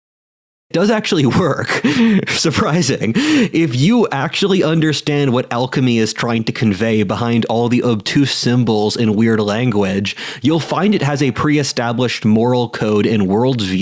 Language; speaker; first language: English; native; English